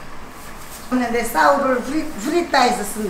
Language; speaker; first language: Portuguese; non-native, local second language; Korean